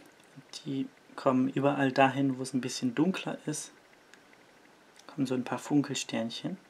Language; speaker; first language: German; native; German